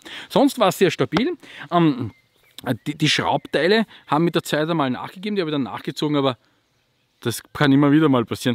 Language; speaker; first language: German; native; German